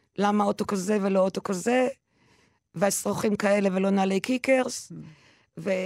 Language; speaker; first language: Hebrew; non-native, local second language; French